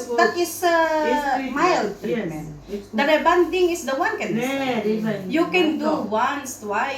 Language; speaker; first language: English; non-native, local second language; Filipino